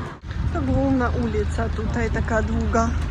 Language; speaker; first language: Polish; non-native, fluent; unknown